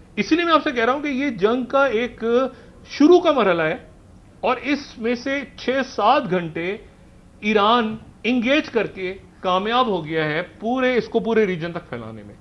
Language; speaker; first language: Urdu; native; Urdu